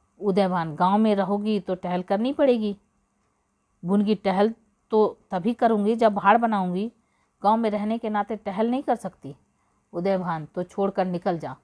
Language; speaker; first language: Hindi; native; Hindi